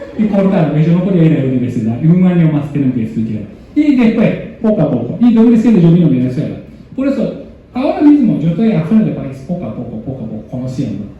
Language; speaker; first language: Spanish; non-native, learner; Japanese